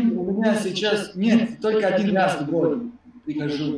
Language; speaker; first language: Russian; non-native, learner; Serbian